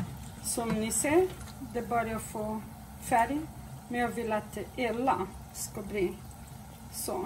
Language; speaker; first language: Swedish; non-native, fluent; Portuguese